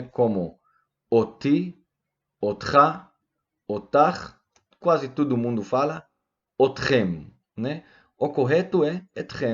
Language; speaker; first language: Portuguese; non-native, fluent; Hebrew